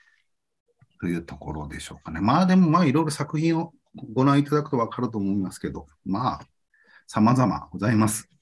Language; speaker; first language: Japanese; native; Japanese